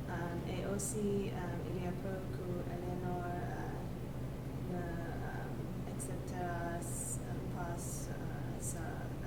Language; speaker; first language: French; non-native, learner; English